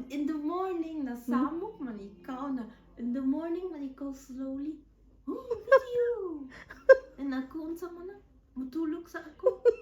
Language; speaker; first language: Cebuano; non-native, learner; German